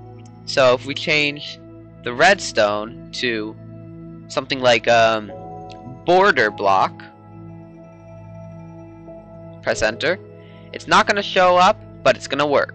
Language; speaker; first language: English; native; English